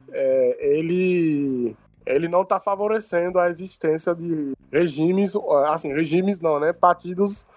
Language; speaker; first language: Portuguese; non-native, fluent; Yoruba